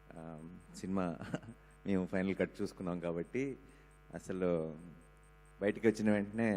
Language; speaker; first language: Telugu; native; Telugu